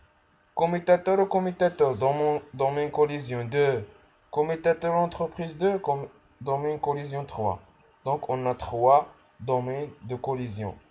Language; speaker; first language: French; non-native, local second language; Arabic